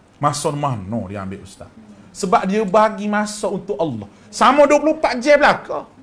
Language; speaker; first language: Malay; native; Malay